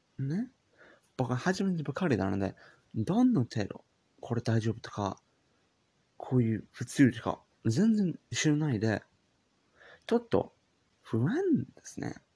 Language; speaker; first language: Japanese; non-native, learner; English